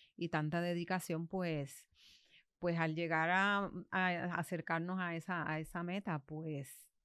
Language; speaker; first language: Spanish; native; Spanish